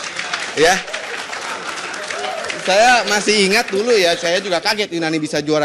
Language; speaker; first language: Indonesian; native; Indonesian